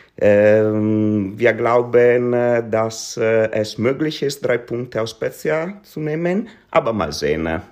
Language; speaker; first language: German; non-native, fluent; Italian